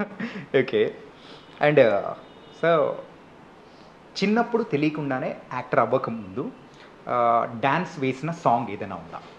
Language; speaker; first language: Telugu; native; Telugu